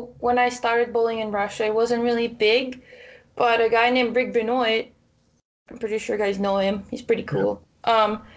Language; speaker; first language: English; non-native, fluent; Russian